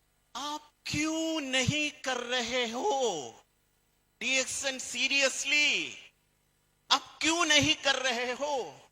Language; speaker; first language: Hindi; non-native, fluent; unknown